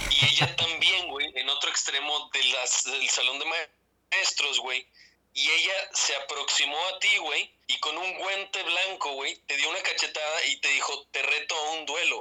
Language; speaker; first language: Spanish; native; Spanish